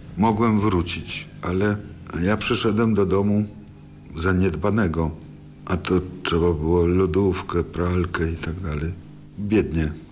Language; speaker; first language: Polish; early bilingual, other home language; Russian